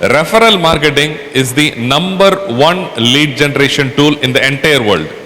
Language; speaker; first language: English; non-native, local second language; Tamil